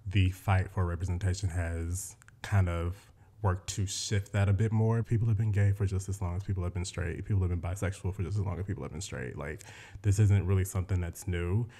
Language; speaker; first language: English; native; English